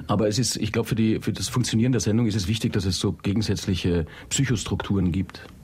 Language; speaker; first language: German; native; German